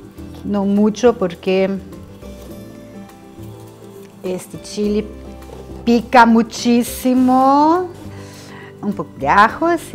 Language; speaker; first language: Spanish; non-native, fluent; Portuguese